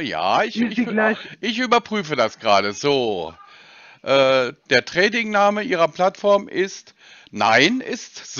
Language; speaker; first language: German; native; German